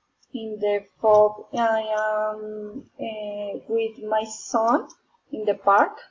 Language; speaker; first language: English; non-native, learner; Spanish